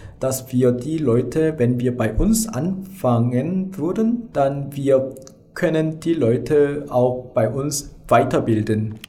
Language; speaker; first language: German; non-native, fluent; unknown